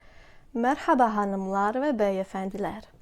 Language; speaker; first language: Turkish; non-native, fluent; Bosnian